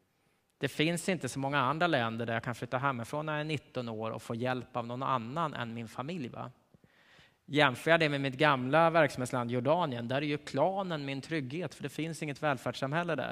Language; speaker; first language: Swedish; native; Swedish